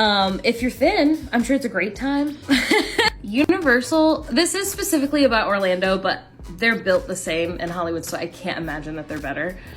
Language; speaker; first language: English; native; English